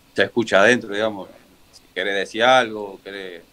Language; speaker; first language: Spanish; native; Spanish